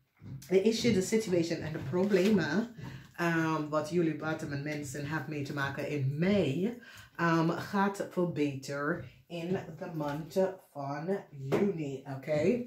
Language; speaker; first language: Dutch; non-native, learner; English